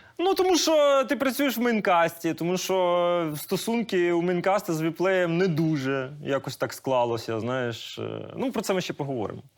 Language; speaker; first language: Ukrainian; native; Ukrainian